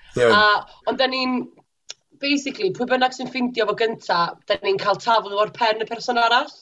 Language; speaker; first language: Welsh; native; Welsh